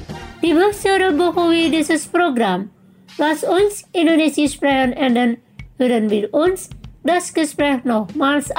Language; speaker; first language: German; non-native, fluent; Indonesian